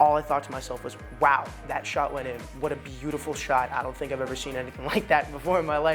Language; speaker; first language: English; native; English